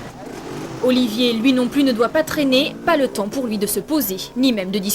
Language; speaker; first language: French; native; French